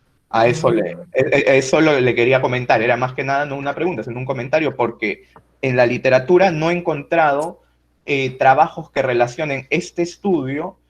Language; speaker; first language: Spanish; native; Spanish